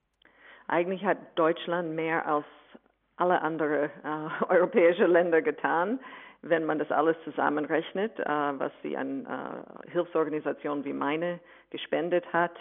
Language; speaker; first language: German; non-native, fluent; English